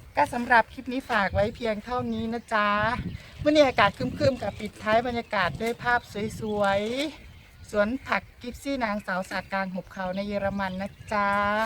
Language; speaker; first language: Thai; native; Thai